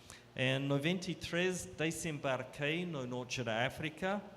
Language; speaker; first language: Portuguese; non-native, fluent; English